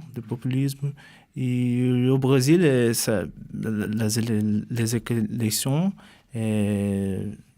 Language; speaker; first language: French; non-native, fluent; Portuguese